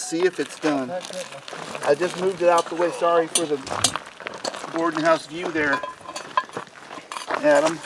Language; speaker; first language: English; native; English